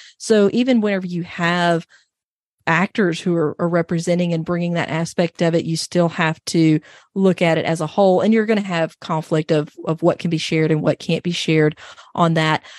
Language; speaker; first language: English; native; English